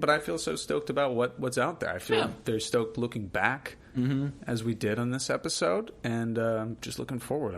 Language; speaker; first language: English; native; English